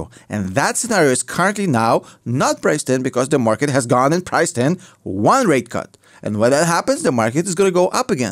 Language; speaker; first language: English; native; English